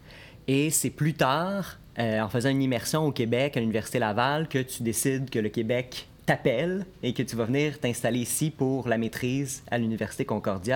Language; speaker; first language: French; native; French